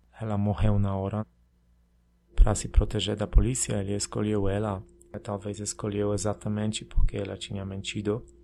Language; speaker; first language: Portuguese; non-native, fluent; Polish